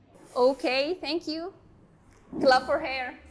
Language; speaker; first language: English; non-native, learner; Arabic